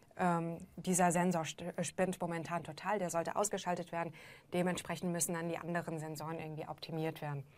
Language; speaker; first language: German; native; German